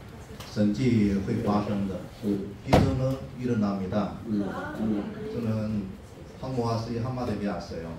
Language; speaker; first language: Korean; non-native, learner; Chinese